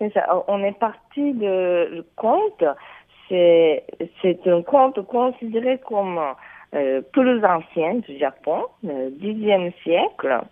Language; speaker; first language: French; non-native, fluent; Japanese